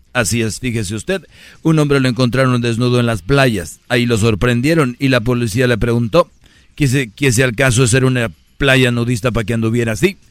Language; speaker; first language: Spanish; native; Spanish